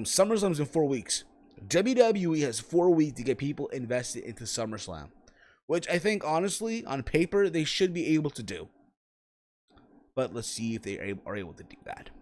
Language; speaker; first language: English; native; English